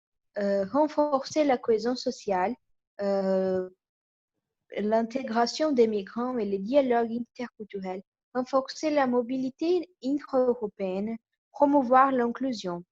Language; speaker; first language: French; non-native, learner; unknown